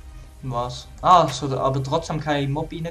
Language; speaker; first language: German; native; German